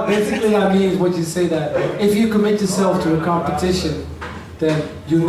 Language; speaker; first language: English; non-native, fluent; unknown